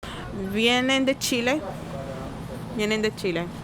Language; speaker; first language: Spanish; non-native, learner; Haitian Creole